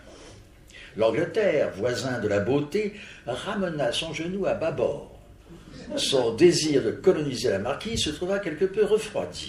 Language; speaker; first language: French; native; French